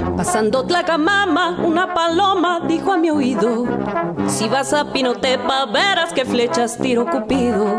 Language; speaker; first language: Spanish; native; Spanish